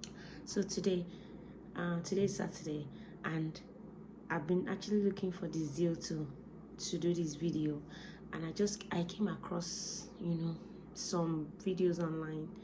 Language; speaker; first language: English; non-native, local second language; Yoruba